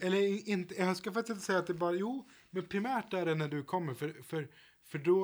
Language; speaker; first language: Swedish; native; Swedish